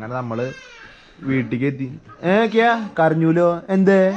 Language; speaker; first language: Malayalam; native; Malayalam